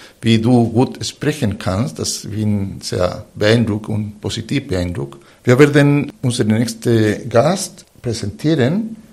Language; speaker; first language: German; non-native, fluent; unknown